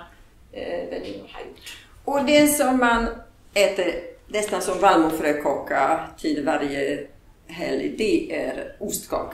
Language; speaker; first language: Swedish; non-native, fluent; Polish